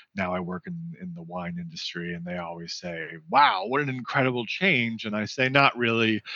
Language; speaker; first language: English; native; English